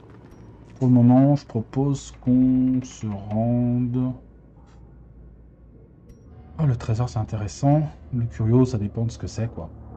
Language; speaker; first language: French; native; French